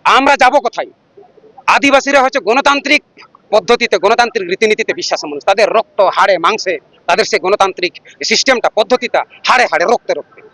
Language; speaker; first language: Bangla; non-native, local second language; Santali